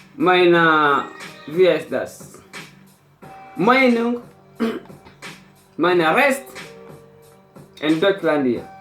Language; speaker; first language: German; non-native, learner; Fula